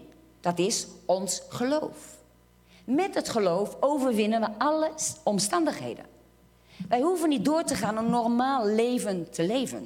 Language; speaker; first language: Dutch; non-native, fluent; Portuguese